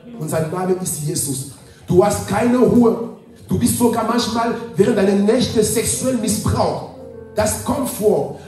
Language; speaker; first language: German; non-native, fluent; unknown